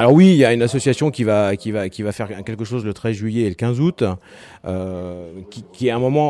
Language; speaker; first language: French; native; French